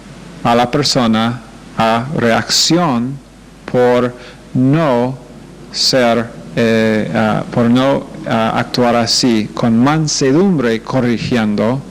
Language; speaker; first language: Spanish; non-native, fluent; English